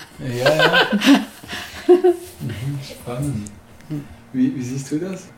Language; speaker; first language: German; native; German